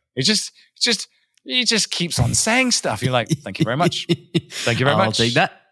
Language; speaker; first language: English; native; English